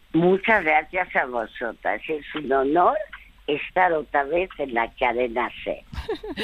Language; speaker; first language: Spanish; early bilingual, other home language; French